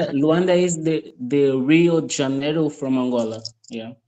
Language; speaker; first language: English; non-native, fluent; Portuguese